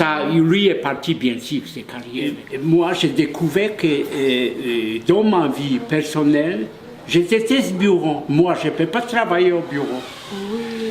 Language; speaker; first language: French; non-native, fluent; Polish